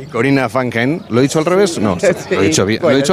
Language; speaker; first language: Spanish; native; Spanish